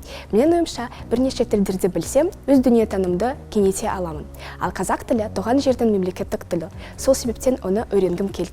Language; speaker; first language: Kazakh; non-native, local second language; Russian